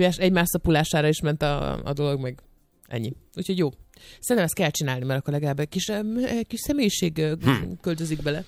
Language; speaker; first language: Hungarian; native; Hungarian